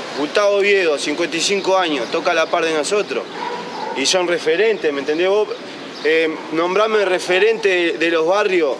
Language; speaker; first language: Spanish; native; Spanish